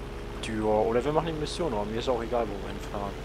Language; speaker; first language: German; native; German